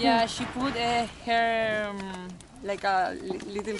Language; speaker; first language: English; non-native, learner; Spanish